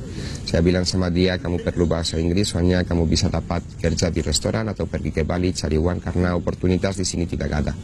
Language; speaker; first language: Indonesian; non-native, fluent; Spanish